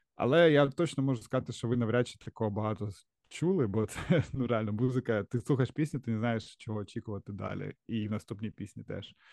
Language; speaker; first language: Ukrainian; native; Ukrainian